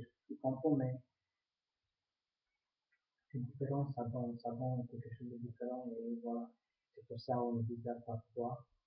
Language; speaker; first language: French; non-native, fluent; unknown